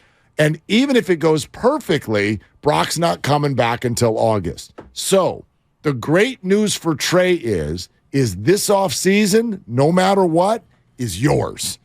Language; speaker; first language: English; native; English